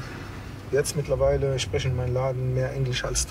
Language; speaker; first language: German; non-native, fluent; Arabic